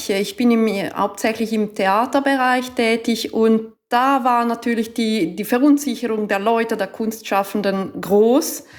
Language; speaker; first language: German; non-native, local second language; Italian